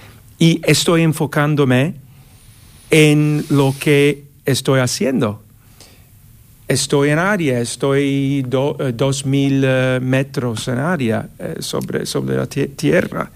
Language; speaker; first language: Spanish; non-native, learner; English